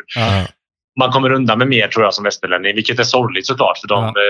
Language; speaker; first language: Swedish; early bilingual, heritage; Bosnian